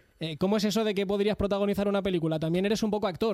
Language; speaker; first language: Spanish; native; Spanish